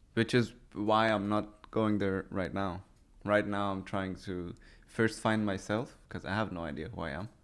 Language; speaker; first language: English; early bilingual, other home language; Persian